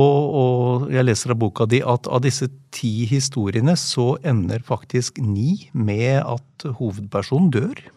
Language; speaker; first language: Norwegian; native; Norwegian